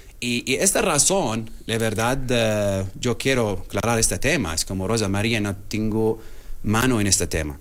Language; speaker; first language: Spanish; non-native, learner; Arabic